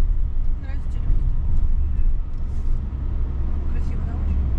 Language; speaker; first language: Russian; native; Russian